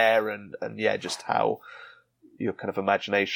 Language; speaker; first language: English; native; English